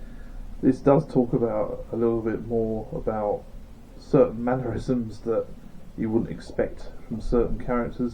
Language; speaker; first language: English; native; English